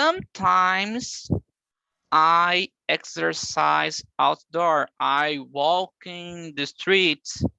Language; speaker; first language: English; non-native, learner; Portuguese